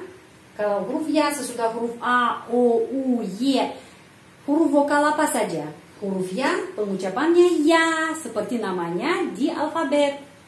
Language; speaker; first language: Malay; non-native, fluent; Russian